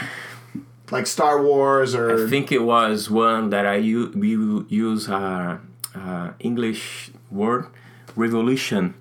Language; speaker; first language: English; non-native, fluent; Portuguese